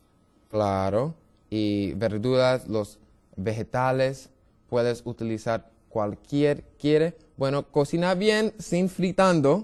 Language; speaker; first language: Spanish; non-native, learner; English